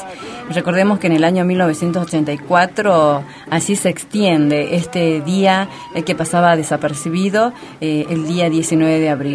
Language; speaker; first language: Spanish; native; Spanish